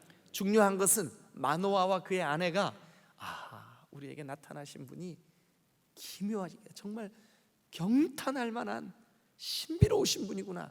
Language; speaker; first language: Korean; native; Korean